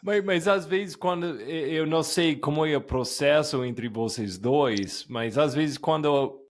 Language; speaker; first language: Portuguese; non-native, fluent; English